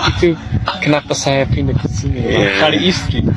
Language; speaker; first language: Indonesian; non-native, learner; English